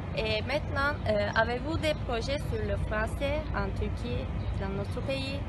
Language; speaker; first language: French; non-native, fluent; Turkish